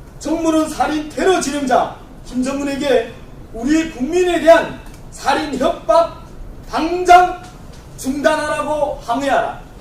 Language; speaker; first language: Korean; native; Korean